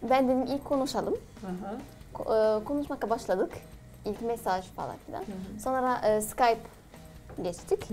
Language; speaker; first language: Turkish; non-native, learner; Arabic